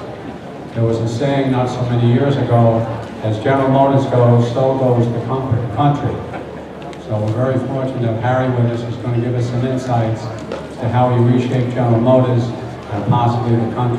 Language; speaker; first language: English; native; English